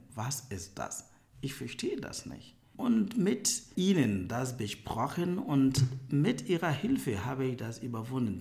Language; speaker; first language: German; non-native, fluent; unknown